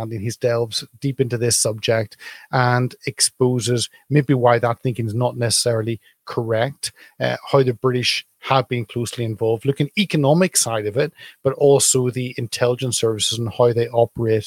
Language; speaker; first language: English; native; English